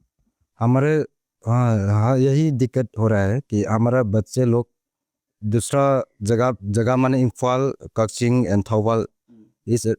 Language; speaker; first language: Hindi; non-native, local second language; Manipuri